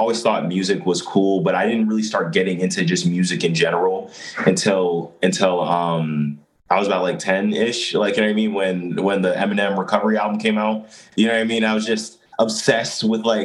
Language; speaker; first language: English; native; English